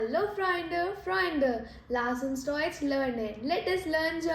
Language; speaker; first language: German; non-native, fluent; Hindi